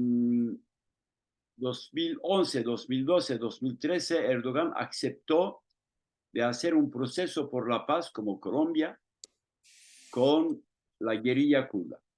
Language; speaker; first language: Spanish; non-native, fluent; Turkish